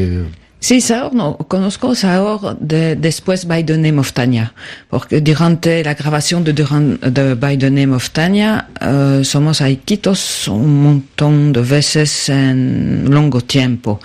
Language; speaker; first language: Spanish; non-native, learner; French